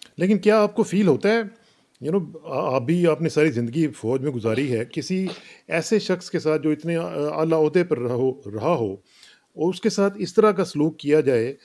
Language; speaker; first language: Urdu; non-native, local second language; Punjabi